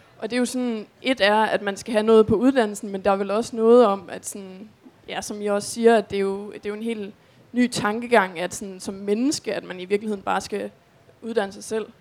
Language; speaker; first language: Danish; native; Danish